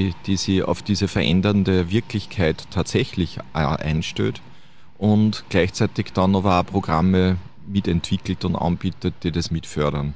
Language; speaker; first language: German; native; German